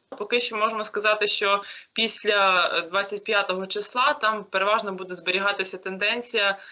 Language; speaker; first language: Ukrainian; native; Ukrainian